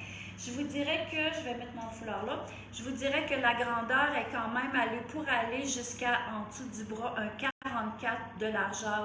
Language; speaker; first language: French; native; French